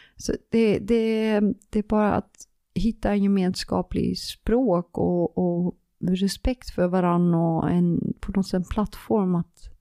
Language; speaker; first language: Swedish; non-native, fluent; Dutch